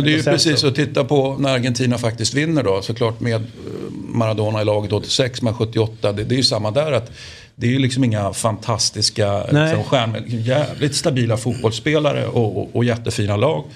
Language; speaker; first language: Swedish; native; Swedish